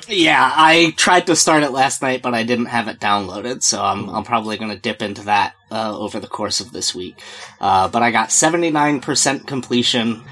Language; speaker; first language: English; native; English